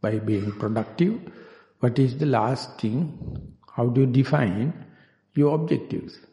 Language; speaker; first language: English; non-native, local second language; Sinhala